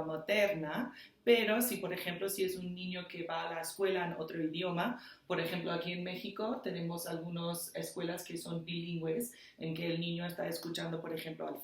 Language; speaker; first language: Spanish; non-native, fluent; English